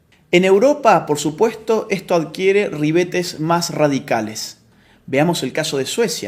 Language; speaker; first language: Spanish; native; Spanish